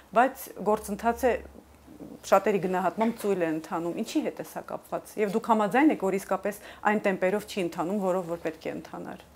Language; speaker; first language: Armenian; native; Armenian